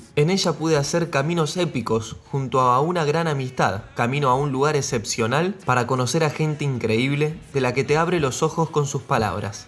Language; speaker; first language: Spanish; native; Spanish